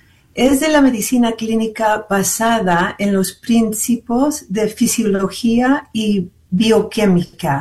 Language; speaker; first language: Spanish; early bilingual, heritage; Spanish